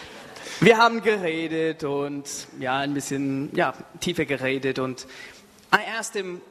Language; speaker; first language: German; non-native, learner; English